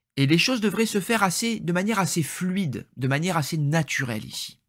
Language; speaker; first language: French; native; French